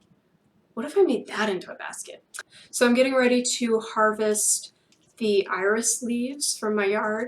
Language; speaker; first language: English; native; English